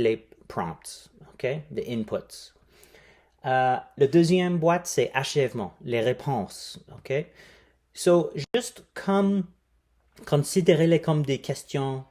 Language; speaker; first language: French; non-native, fluent; English